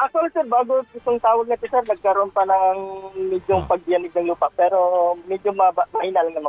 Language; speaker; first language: Filipino; non-native, local second language; Cebuano